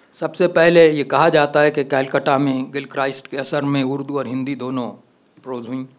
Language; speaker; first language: Hindi; native; Hindi